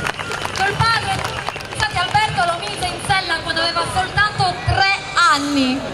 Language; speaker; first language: Italian; native; Italian